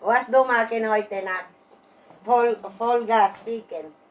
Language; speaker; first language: German; non-native, learner; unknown